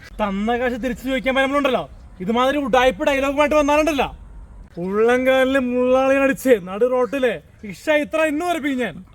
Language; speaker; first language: Malayalam; native; Malayalam